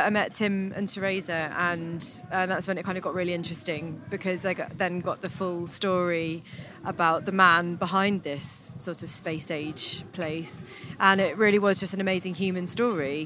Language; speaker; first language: English; native; English